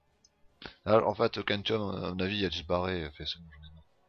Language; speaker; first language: French; native; French